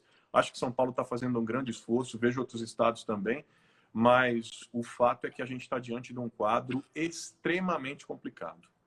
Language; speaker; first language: Portuguese; native; Portuguese